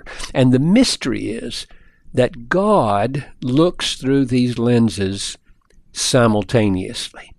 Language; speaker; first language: English; native; English